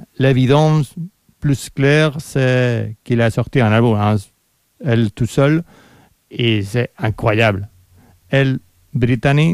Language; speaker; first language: French; non-native, fluent; Spanish